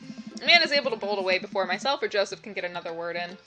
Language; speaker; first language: English; native; English